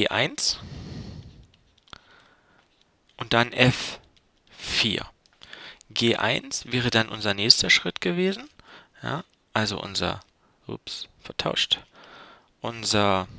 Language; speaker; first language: German; native; German